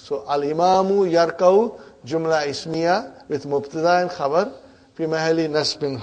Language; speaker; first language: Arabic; non-native, fluent; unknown